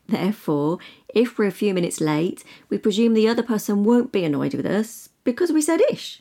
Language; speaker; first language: English; native; English